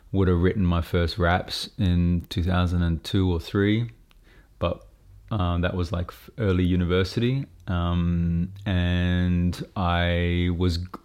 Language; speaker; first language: English; native; English